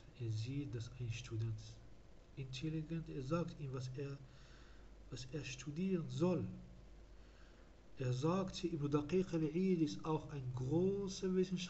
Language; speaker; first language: German; non-native, fluent; Arabic